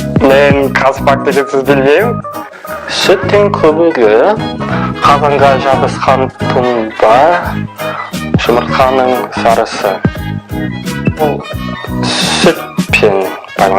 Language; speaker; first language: Kazakh; non-native, fluent; English